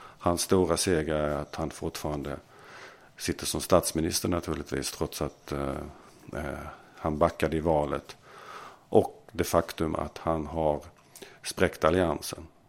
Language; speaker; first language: Swedish; native; Swedish